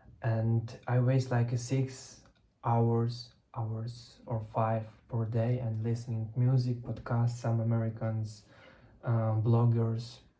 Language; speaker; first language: English; non-native, learner; Russian